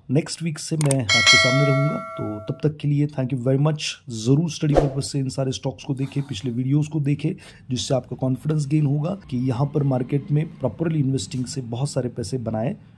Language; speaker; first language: Hindi; non-native, local second language; Marathi